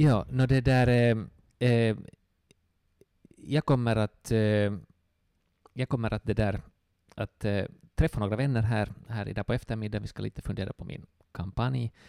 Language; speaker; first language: Swedish; native; Swedish